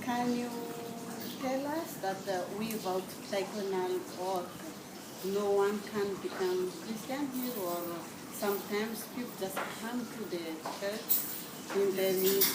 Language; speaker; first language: English; non-native, fluent; Malagasy